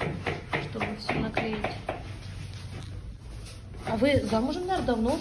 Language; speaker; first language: Russian; native; Russian